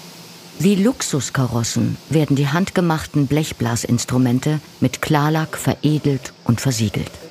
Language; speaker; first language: German; native; German